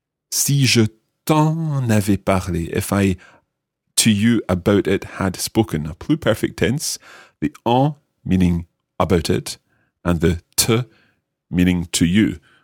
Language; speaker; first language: English; native; English